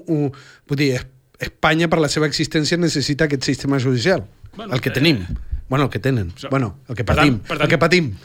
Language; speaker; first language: Catalan; native; Catalan